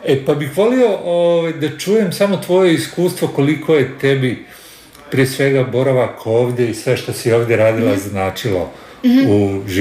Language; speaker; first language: Croatian; native; Croatian